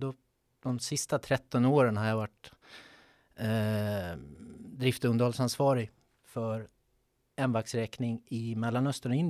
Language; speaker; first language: Swedish; native; Swedish